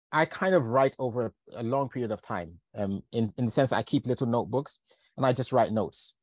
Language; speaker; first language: English; native; English